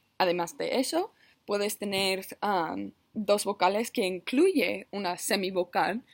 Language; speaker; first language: Spanish; non-native, learner; English